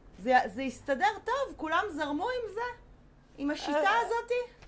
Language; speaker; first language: Hebrew; native; Hebrew